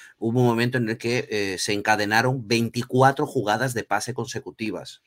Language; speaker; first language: Spanish; early bilingual, other home language; Portuguese